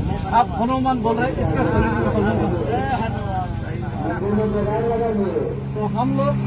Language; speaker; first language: Hindi; non-native, local second language; Kok Borok